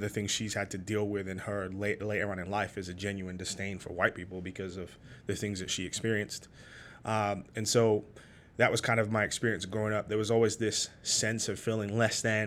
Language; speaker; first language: English; native; English